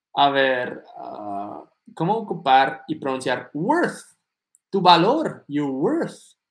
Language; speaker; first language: Spanish; non-native, fluent; English